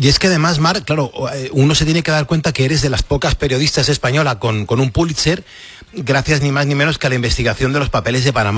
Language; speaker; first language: Spanish; native; Spanish